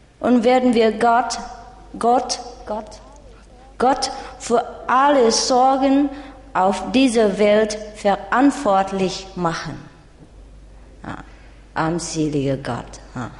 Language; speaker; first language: German; non-native, learner; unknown